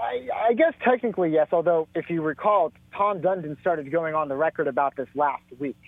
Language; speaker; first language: English; native; English